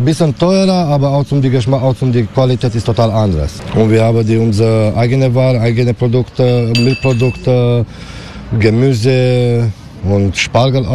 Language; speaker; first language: German; non-native, learner; Romanian